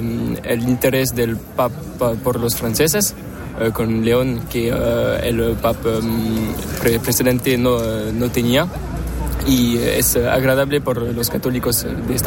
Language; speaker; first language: Spanish; non-native, learner; French